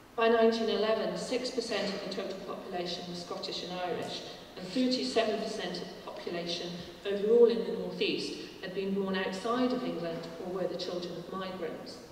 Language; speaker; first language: English; native; English